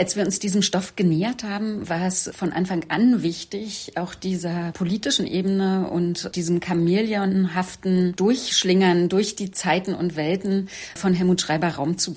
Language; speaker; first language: German; native; German